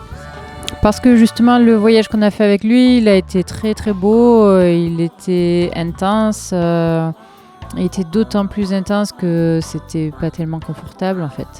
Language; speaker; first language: French; native; French